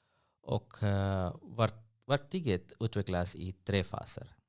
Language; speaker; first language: Swedish; non-native, fluent; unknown